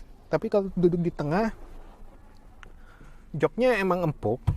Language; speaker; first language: Indonesian; native; Indonesian